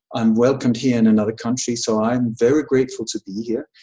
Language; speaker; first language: English; early bilingual, other home language; Danish